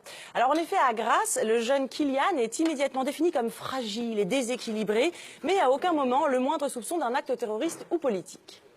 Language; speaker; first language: French; native; French